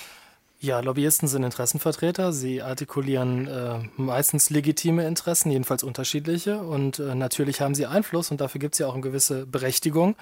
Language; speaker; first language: German; native; German